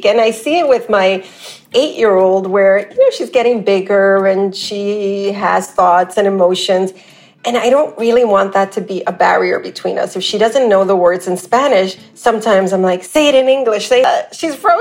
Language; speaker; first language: English; native; English